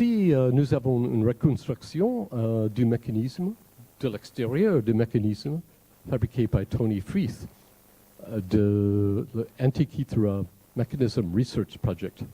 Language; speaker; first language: French; non-native, fluent; English